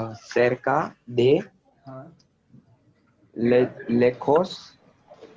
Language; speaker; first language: Spanish; non-native, learner; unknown